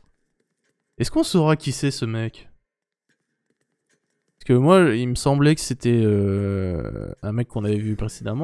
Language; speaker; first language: French; native; French